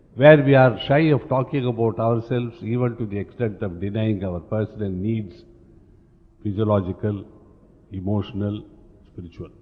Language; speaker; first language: English; non-native, local second language; Tamil